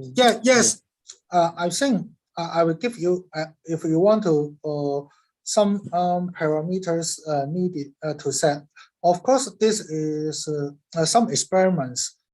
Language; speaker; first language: English; non-native, learner; Cantonese